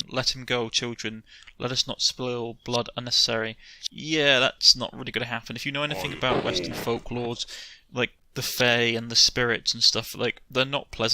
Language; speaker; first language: English; native; English